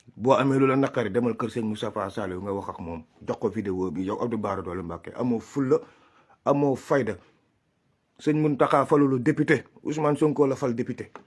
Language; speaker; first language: Wolof; non-native, local second language; Fula